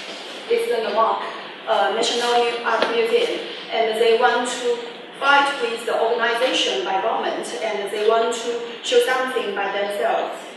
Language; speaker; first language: English; non-native, learner; Chinese